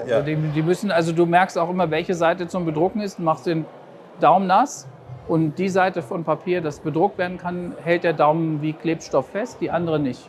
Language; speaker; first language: German; native; German